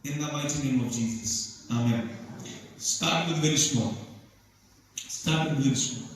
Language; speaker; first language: English; non-native, local second language; Hindi